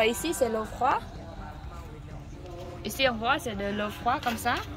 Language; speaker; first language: French; non-native, learner; Khmer